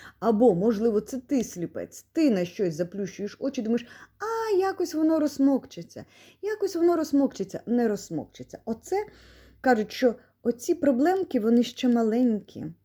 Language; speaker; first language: Ukrainian; non-native, local second language; Russian